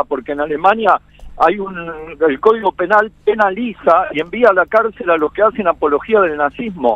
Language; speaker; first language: Spanish; native; Spanish